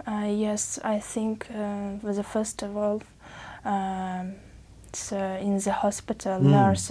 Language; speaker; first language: English; non-native, fluent; Uzbek